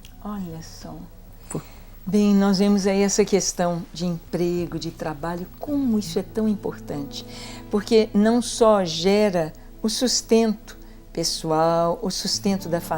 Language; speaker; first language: Portuguese; native; Portuguese